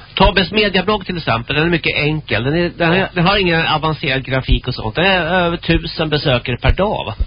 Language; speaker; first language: Swedish; native; Swedish